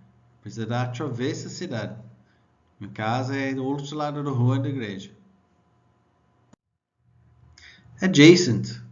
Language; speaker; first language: Portuguese; non-native, learner; English